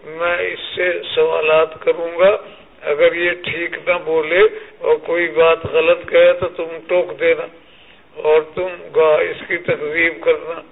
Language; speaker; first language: Urdu; native; Urdu